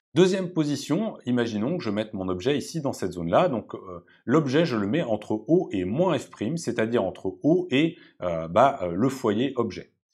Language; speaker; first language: French; native; French